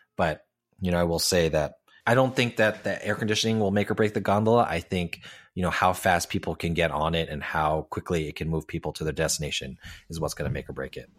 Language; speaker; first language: English; non-native, local second language; Cantonese